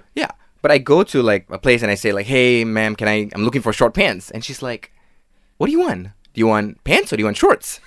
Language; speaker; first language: English; non-native, local second language; Tamil